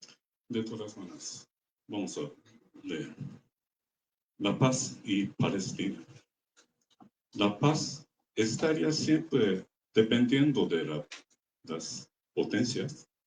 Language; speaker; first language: Spanish; non-native, learner; Japanese